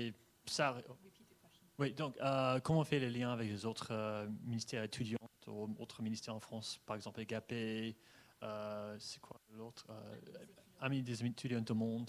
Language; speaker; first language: French; non-native, fluent; English